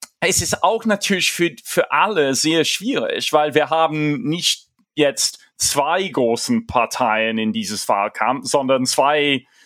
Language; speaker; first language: German; non-native, fluent; English